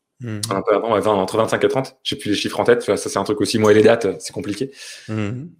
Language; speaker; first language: French; native; French